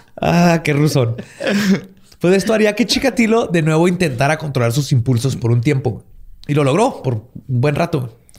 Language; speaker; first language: Spanish; native; Spanish